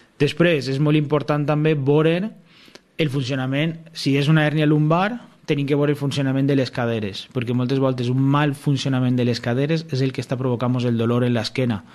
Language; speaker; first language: Catalan; native; Catalan